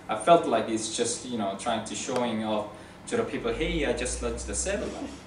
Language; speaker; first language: English; non-native, fluent; Korean